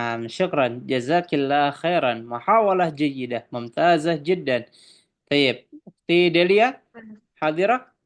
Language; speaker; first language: Arabic; non-native, fluent; Indonesian